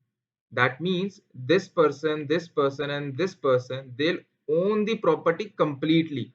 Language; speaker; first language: English; non-native, local second language; Hindi